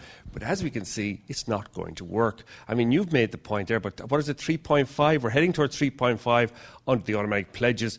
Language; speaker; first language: English; native; English